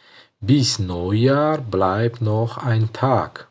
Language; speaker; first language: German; non-native, learner; Tajik